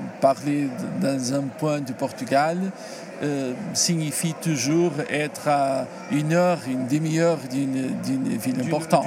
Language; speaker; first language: French; non-native, learner; Portuguese